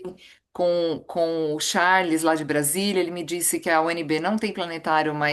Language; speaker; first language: Portuguese; native; Portuguese